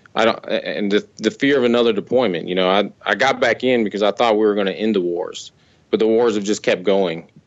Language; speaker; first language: English; native; English